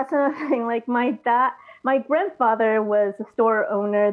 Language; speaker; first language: English; early bilingual, other home language; Chinese